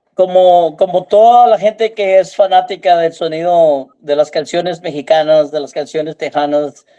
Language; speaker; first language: Spanish; early bilingual, heritage; Spanish